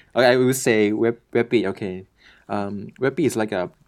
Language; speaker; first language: English; non-native, learner; Thai